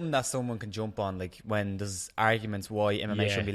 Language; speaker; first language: English; native; English